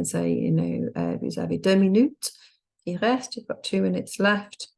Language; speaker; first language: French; non-native, fluent; English